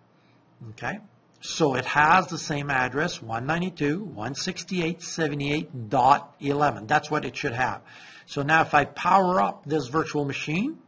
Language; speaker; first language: English; non-native, fluent; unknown